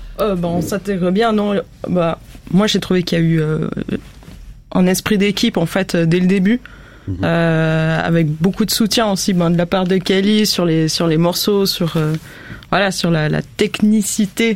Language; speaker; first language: French; native; French